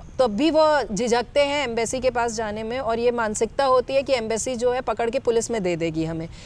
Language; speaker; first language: Hindi; native; Hindi